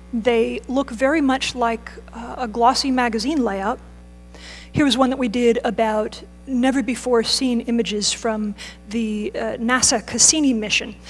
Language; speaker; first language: English; native; English